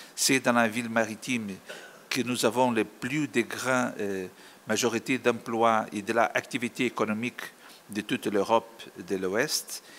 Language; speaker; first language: French; non-native, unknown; Portuguese